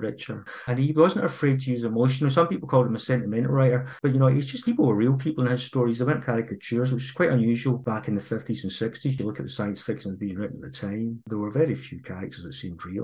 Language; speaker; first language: English; native; English